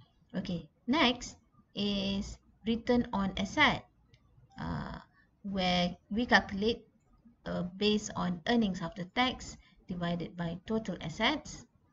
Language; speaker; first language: English; non-native, local second language; Malay